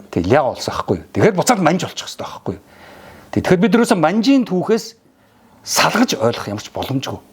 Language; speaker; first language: Mongolian; native; Mongolian